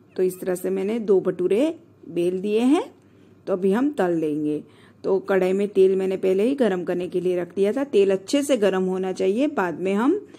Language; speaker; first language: Hindi; non-native, local second language; Gujarati